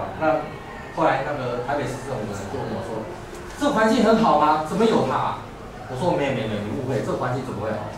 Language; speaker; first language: Chinese; native; Chinese